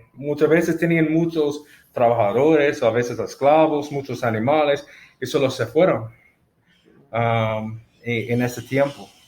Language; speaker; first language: Spanish; non-native, fluent; English